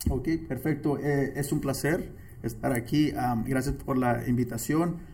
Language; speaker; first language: Spanish; early bilingual, heritage; Spanish